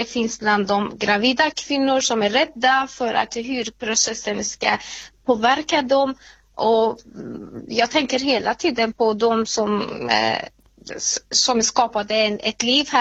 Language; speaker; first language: Swedish; non-native, fluent; Persian